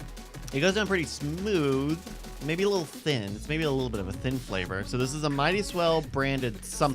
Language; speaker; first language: English; native; English